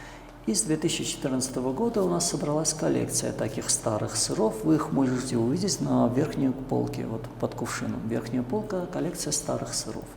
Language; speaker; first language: Russian; native; Russian